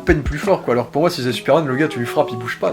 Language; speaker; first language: French; native; French